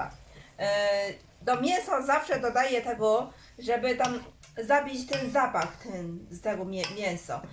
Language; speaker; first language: Polish; non-native, learner; Chinese